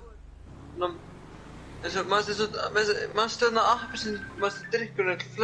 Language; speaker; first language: Icelandic; early bilingual, heritage; Icelandic